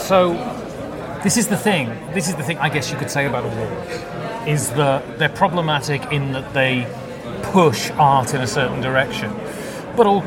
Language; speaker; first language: English; native; English